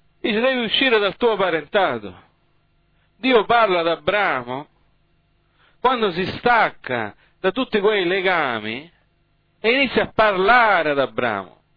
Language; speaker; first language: Italian; early bilingual, heritage; English